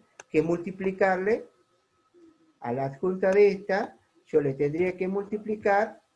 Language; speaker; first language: Spanish; native; Spanish